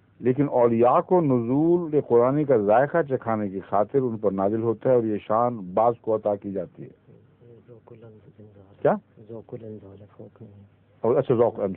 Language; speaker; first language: Urdu; native; Urdu